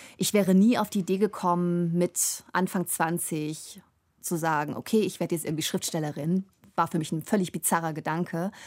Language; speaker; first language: German; native; German